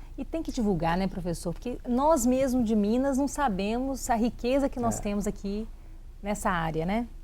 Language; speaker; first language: Portuguese; native; Portuguese